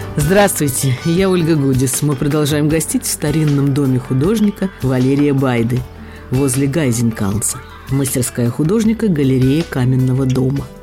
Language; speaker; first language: Russian; native; Russian